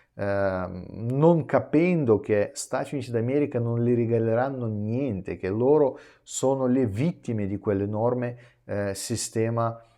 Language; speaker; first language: Italian; non-native, fluent; Russian